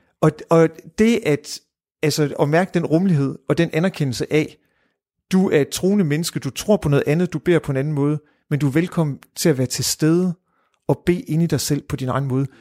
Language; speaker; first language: Danish; native; Danish